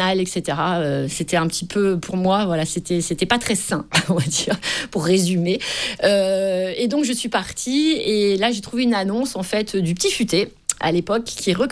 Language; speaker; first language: French; native; French